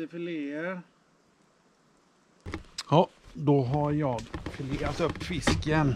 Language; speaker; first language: Swedish; native; Swedish